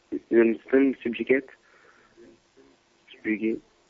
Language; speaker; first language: English; non-native, learner; French